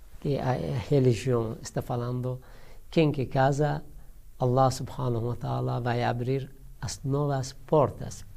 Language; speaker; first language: Portuguese; non-native, learner; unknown